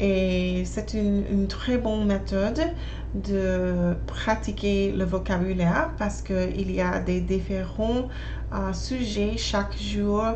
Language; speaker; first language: French; non-native, learner; English